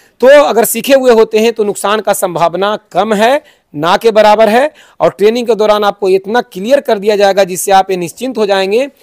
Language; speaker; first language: Hindi; native; Hindi